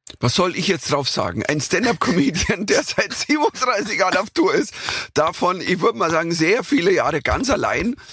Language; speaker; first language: German; native; German